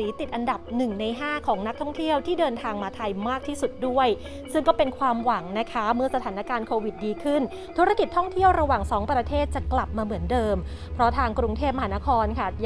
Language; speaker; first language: Thai; native; Thai